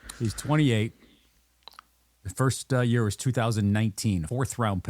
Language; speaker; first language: English; native; English